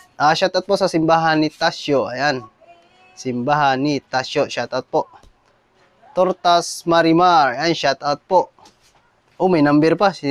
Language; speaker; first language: Filipino; non-native, local second language; Cebuano